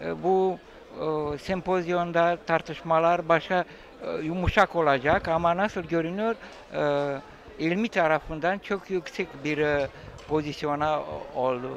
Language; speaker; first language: Turkish; non-native, fluent; Romanian